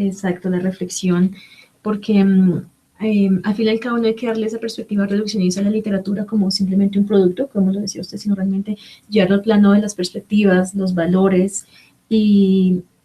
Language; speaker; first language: Spanish; native; Spanish